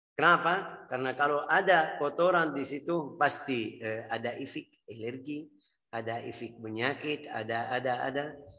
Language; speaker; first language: Indonesian; non-native, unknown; Arabic